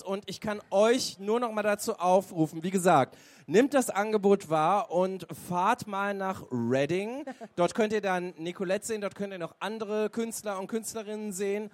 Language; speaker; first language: German; native; German